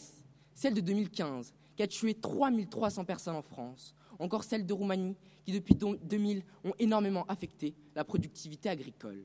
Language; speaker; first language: French; non-native, fluent; Romanian